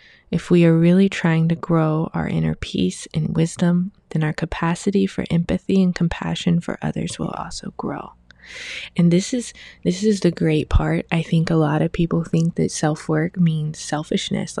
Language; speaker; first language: English; early bilingual, other home language; Chinese